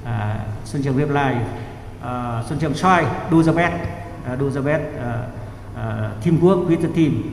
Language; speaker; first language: English; non-native, learner; Vietnamese